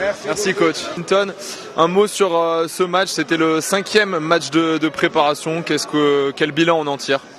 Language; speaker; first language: French; native; French